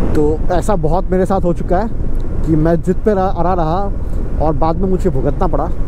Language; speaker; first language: Hindi; non-native, local second language; Bangla